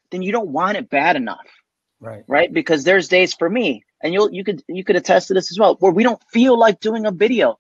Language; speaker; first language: English; native; English